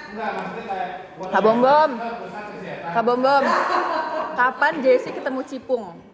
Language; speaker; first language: Indonesian; native; Indonesian